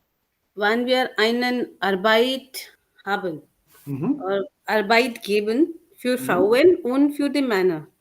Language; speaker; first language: German; non-native, learner; Hindi